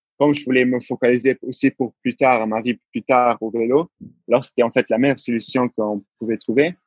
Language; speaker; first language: French; non-native, local second language; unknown